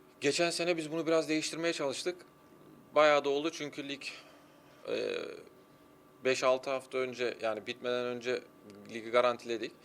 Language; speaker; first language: Turkish; early bilingual, heritage; Turkish